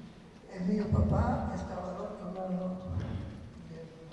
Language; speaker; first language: Spanish; non-native, fluent; English